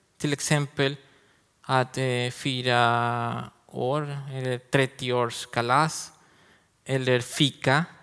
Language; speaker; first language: Swedish; non-native, learner; Spanish